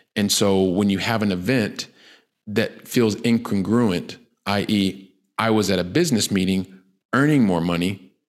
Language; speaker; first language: English; native; English